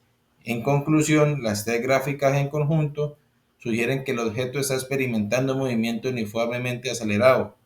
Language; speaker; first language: Spanish; native; Spanish